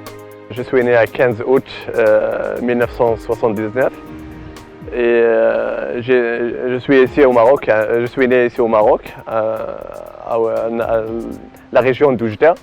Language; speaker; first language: French; non-native, learner; Arabic